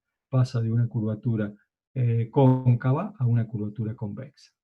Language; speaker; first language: Spanish; native; Spanish